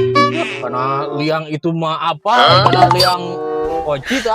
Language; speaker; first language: Indonesian; non-native, local second language; Sundanese